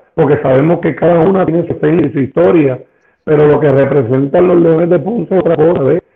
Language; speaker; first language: Spanish; native; Spanish